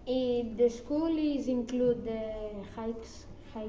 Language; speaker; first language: English; non-native, learner; Catalan